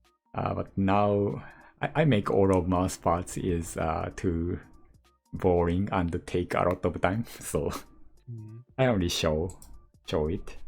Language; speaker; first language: English; non-native, learner; Japanese